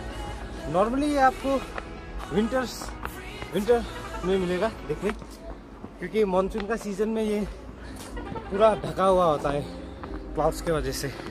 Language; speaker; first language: Hindi; non-native, local second language; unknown